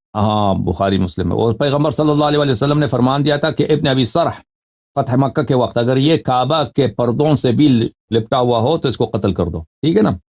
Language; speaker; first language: Urdu; non-native, fluent; Persian